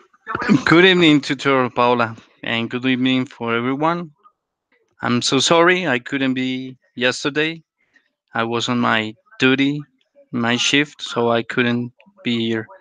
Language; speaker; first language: English; non-native, learner; Spanish